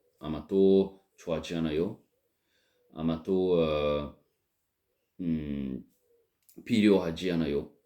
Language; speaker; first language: Korean; non-native, learner; French